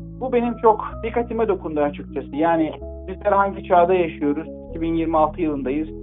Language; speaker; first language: Turkish; native; Turkish